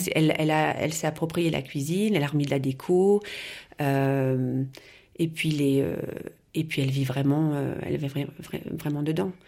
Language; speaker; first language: French; native; French